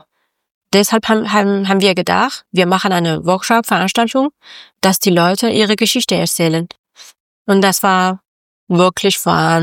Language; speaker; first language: German; non-native, learner; Persian